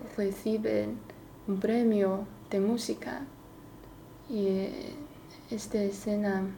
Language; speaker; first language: Spanish; non-native, fluent; Chinese